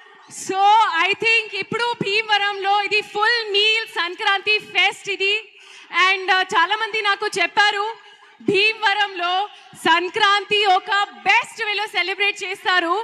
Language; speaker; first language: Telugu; non-native, learner; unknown